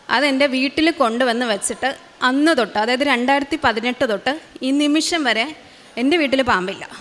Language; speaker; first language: Malayalam; native; Malayalam